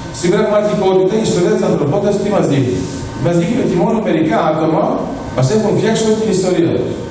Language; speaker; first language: Greek; early bilingual, heritage; Greek